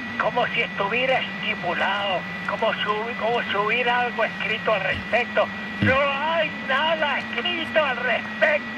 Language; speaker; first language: Spanish; native; Spanish